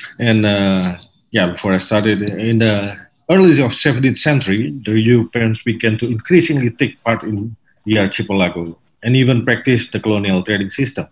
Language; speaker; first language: English; non-native, fluent; Indonesian